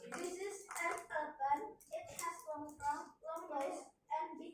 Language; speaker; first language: English; non-native, learner; Indonesian